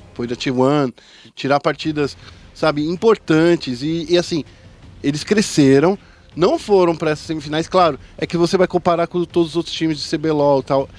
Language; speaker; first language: Portuguese; native; Portuguese